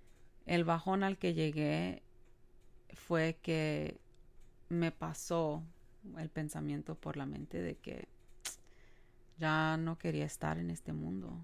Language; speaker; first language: Spanish; early bilingual, other home language; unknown